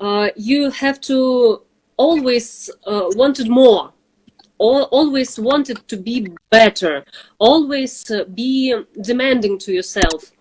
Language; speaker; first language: English; non-native, fluent; Russian